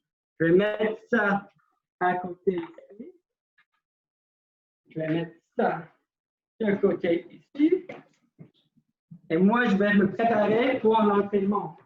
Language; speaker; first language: French; non-native, local second language; English